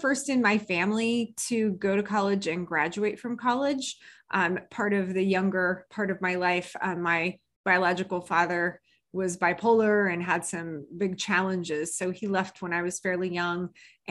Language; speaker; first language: English; native; English